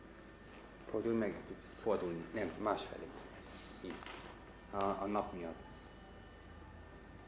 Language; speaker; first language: Hungarian; non-native, fluent; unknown